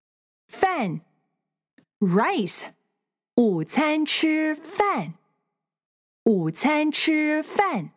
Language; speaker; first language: Chinese; non-native, fluent; English